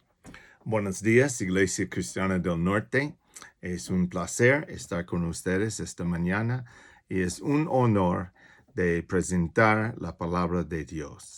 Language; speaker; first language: Spanish; non-native, fluent; English